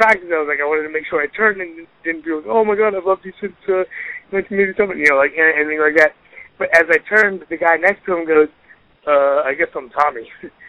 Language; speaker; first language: English; native; English